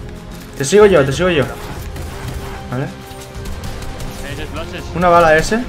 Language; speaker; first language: Spanish; native; Spanish